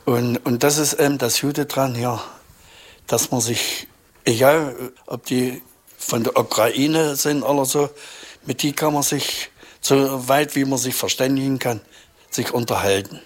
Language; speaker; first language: German; native; German